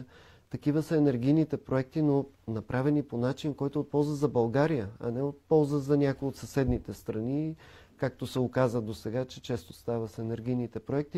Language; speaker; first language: Bulgarian; native; Bulgarian